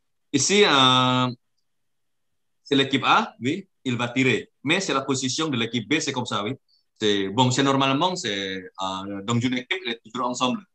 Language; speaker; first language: French; non-native, learner; Indonesian